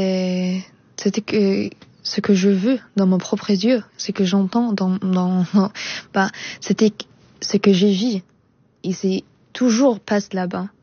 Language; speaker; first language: French; non-native, fluent; Arabic